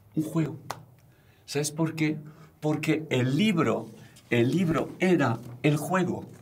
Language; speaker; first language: Spanish; non-native, fluent; French